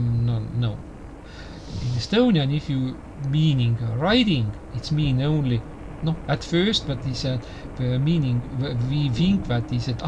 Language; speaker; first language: English; non-native, learner; Estonian